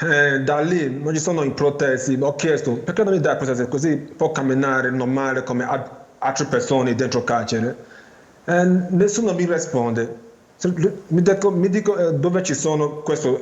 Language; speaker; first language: Italian; non-native, learner; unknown